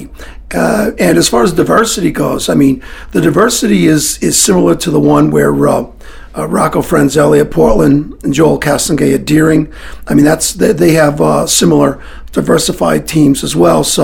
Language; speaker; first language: English; early bilingual, other home language; French